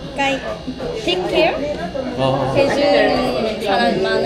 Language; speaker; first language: Korean; non-native, learner; Japanese